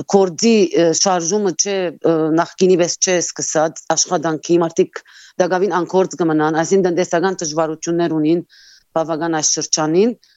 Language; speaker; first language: Armenian; early bilingual, heritage; Armenian